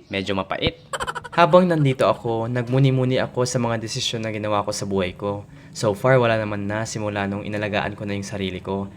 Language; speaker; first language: Filipino; non-native, local second language; Pangasinan